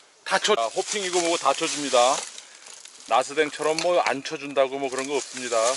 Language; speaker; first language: Korean; native; Korean